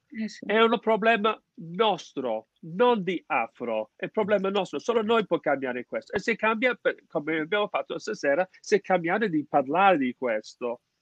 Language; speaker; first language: Italian; non-native, fluent; English